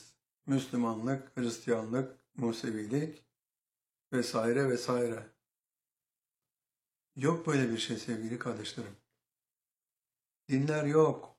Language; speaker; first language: Turkish; native; Turkish